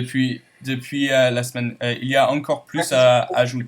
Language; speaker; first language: French; non-native, learner; English